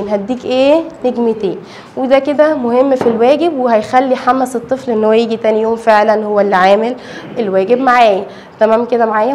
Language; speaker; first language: Arabic; native; Arabic